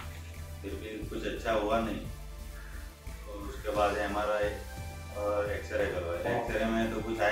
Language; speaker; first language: Hindi; non-native, local second language; Gujarati